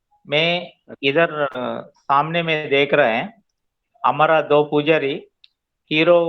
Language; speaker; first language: Hindi; non-native, local second language; Telugu